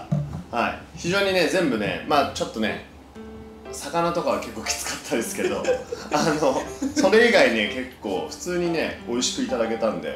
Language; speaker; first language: Japanese; native; Japanese